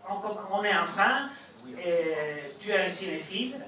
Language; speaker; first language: French; non-native, fluent; Italian